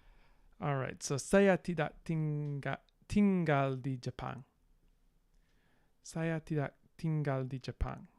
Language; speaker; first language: Indonesian; non-native, learner; English